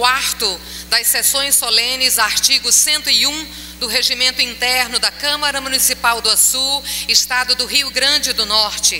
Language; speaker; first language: Portuguese; native; Portuguese